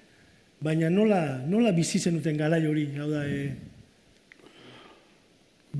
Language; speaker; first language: Basque; native; Basque